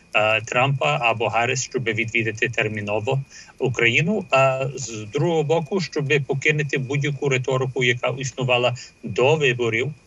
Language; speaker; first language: Ukrainian; early bilingual, heritage; Ukrainian